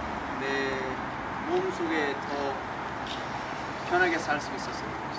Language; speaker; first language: Korean; early bilingual, heritage; English